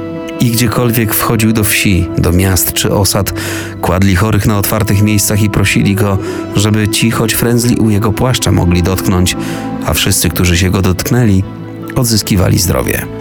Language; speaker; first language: Polish; native; Polish